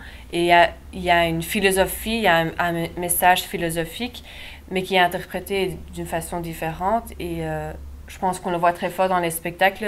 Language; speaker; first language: French; non-native, local second language; Dutch